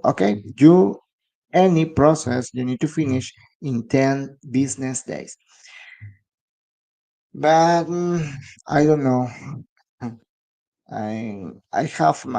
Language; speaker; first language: English; non-native, learner; Spanish